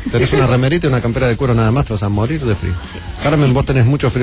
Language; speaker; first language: Spanish; native; Spanish